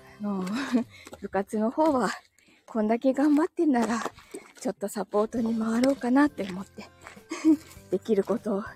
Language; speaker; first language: Japanese; native; Japanese